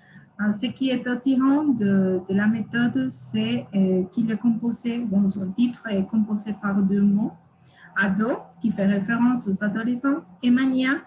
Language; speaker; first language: French; non-native, fluent; Spanish